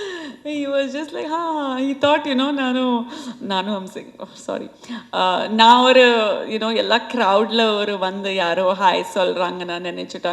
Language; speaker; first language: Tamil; non-native, fluent; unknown